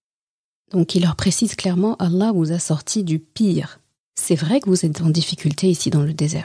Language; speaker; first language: French; native; French